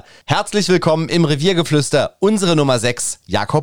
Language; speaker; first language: German; native; German